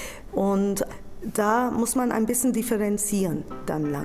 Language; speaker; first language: German; non-native, fluent; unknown